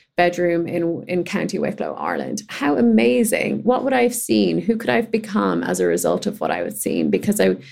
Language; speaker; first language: English; native; English